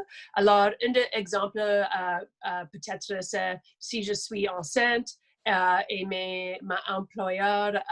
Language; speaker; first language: French; non-native, local second language; English